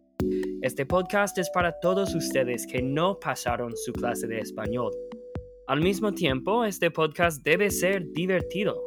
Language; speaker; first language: Spanish; non-native, fluent; English